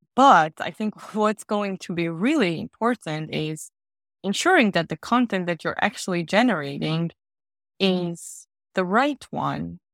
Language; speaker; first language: English; non-native, fluent; Georgian